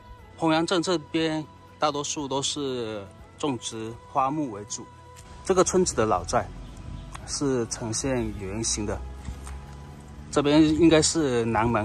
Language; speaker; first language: Chinese; non-native, local second language; Min Nan Chinese